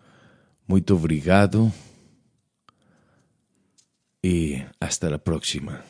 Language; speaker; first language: Portuguese; non-native, learner; Spanish